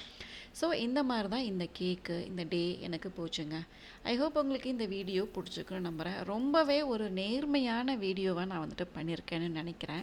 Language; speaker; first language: Tamil; native; Tamil